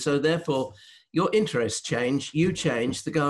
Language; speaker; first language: English; native; English